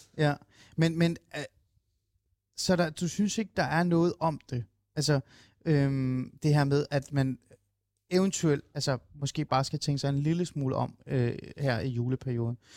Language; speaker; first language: Danish; native; Danish